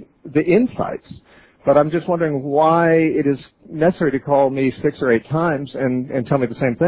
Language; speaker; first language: English; native; English